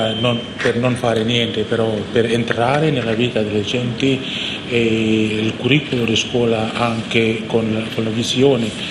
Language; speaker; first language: Italian; non-native, fluent; Indonesian